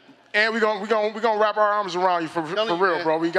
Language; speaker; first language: English; native; English